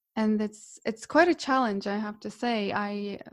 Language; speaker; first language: English; non-native, fluent; Croatian